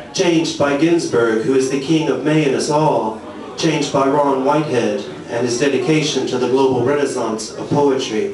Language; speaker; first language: English; native; English